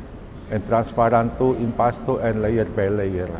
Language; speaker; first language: English; non-native, learner; Indonesian